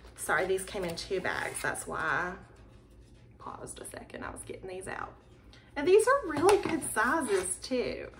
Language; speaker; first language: English; native; English